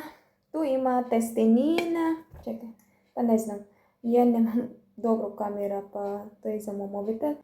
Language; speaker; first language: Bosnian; non-native, learner; Filipino